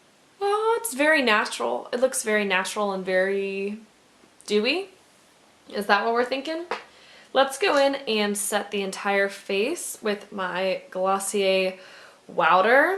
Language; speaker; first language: English; native; English